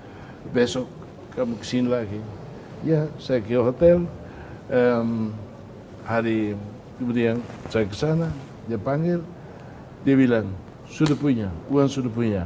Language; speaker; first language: Indonesian; non-native, fluent; Tetum